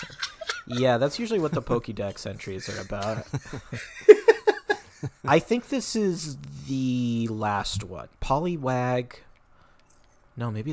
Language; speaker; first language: English; native; English